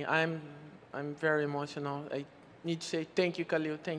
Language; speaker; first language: English; non-native, learner; Portuguese